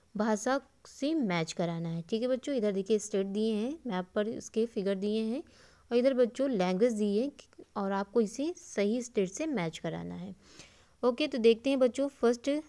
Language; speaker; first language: Hindi; native; Hindi